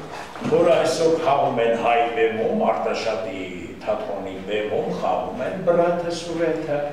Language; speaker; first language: Armenian; non-native, local second language; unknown